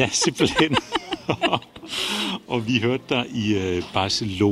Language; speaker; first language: Danish; native; Danish